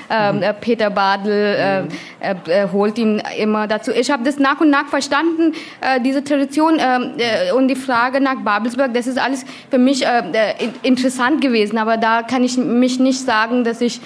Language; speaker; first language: German; non-native, learner; Hindi